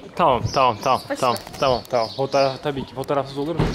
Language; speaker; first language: Turkish; native; Turkish